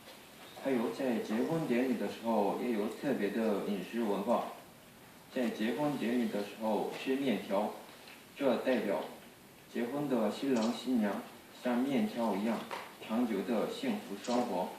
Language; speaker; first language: Chinese; non-native, fluent; Korean